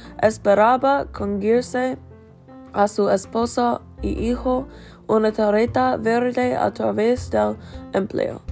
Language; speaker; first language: Spanish; non-native, learner; English